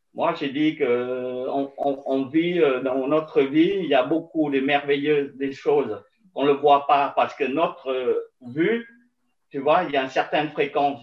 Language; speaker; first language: French; non-native, fluent; Vietnamese